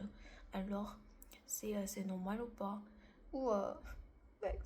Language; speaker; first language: French; non-native, learner; Korean